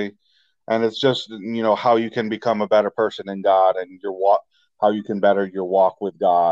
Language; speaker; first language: English; native; English